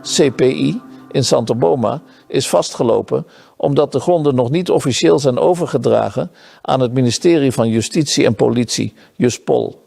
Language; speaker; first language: Dutch; native; Dutch